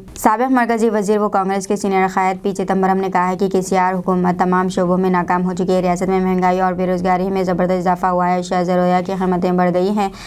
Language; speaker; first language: Hindi; non-native, local second language; Urdu